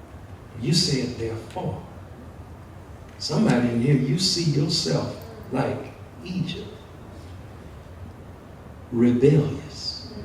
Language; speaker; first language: English; native; English